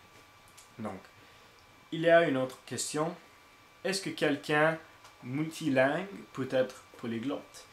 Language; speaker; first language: French; non-native, learner; English